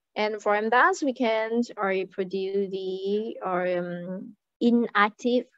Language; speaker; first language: English; non-native, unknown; Vietnamese